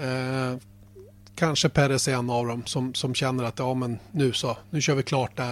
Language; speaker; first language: Swedish; native; Swedish